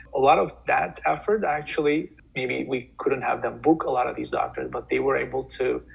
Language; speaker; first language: English; non-native, fluent; Turkish